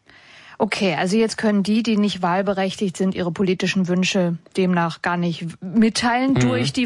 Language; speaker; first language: German; native; German